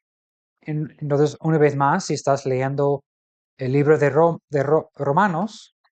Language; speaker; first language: Spanish; non-native, fluent; English